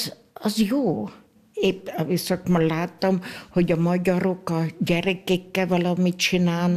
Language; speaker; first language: Hungarian; non-native, local second language; German